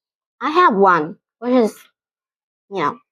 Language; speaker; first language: English; non-native, fluent; Vietnamese